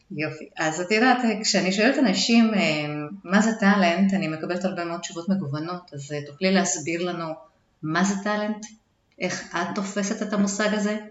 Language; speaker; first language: Hebrew; native; Hebrew